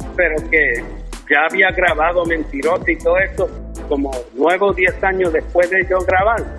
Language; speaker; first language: Spanish; early bilingual, heritage; Spanish